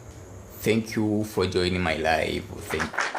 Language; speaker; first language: English; non-native, learner; Swahili